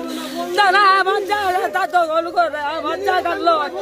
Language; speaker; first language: Bangla; non-native, local second language; Kok Borok